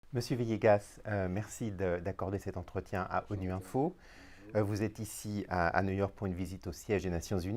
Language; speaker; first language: French; native; French